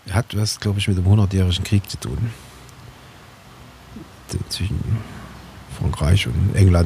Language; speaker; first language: German; native; German